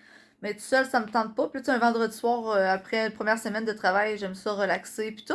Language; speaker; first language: French; native; French